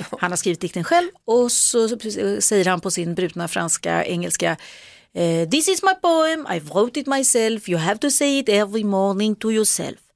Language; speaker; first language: Swedish; native; Swedish